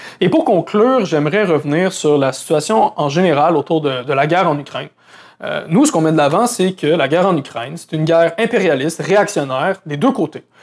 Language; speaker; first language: French; native; French